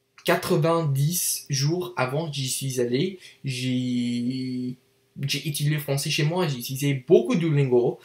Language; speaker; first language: French; non-native, learner; English